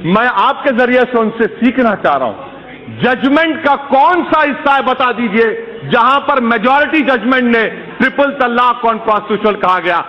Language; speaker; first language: Urdu; native; Urdu